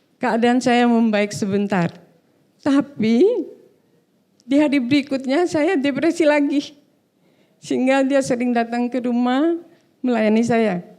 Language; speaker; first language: Indonesian; native; Indonesian